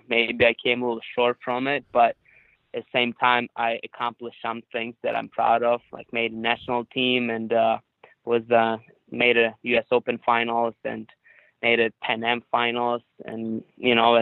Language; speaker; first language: English; non-native, fluent; Ukrainian